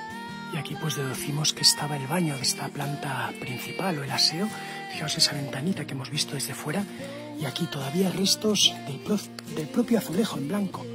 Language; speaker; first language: Spanish; native; Spanish